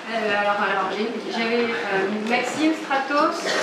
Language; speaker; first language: French; native; French